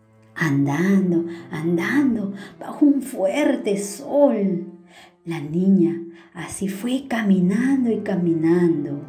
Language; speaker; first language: Spanish; native; Spanish